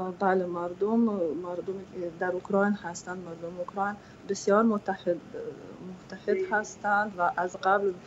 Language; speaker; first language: Persian; non-native, fluent; Ukrainian